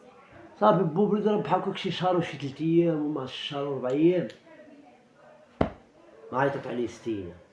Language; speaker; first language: Arabic; native; Arabic